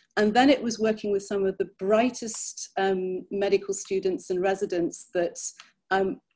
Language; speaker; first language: English; native; English